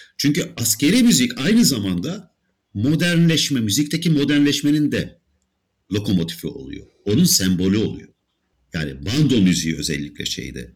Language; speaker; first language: Turkish; native; Turkish